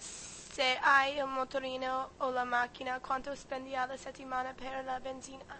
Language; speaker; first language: Italian; non-native, learner; English